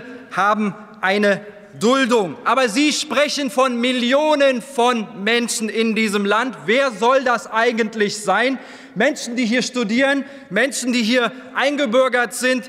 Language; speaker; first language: German; early bilingual, other home language; Turkish